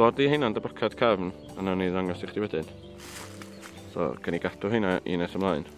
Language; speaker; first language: Welsh; native; Welsh